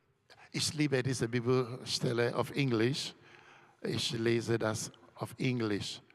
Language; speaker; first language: German; non-native, learner; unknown